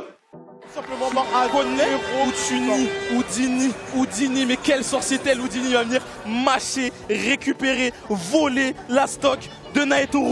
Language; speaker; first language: French; native; French